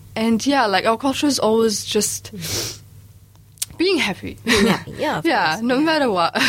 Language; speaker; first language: English; early bilingual, other home language; Arabic